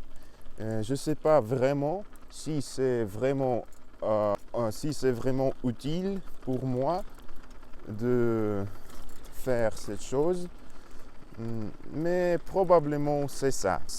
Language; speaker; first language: French; non-native, learner; Russian